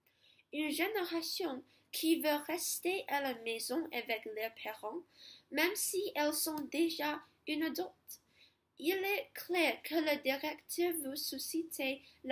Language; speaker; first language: French; non-native, learner; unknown